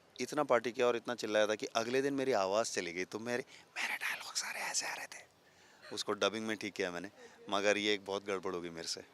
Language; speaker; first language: Hindi; non-native, local second language; Telugu